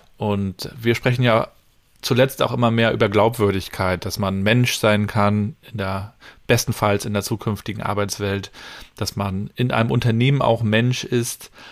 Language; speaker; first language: German; native; German